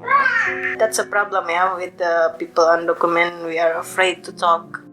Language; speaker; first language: English; non-native, learner; Indonesian